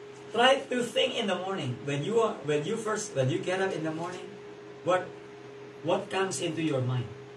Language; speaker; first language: English; non-native, fluent; Indonesian